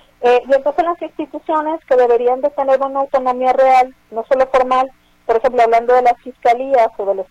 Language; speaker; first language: Spanish; native; Spanish